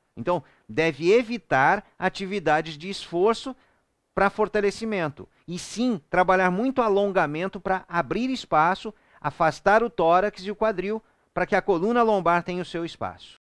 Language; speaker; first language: Portuguese; native; Portuguese